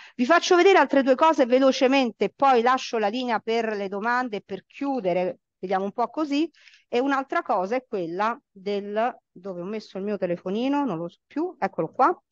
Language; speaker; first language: Italian; native; Italian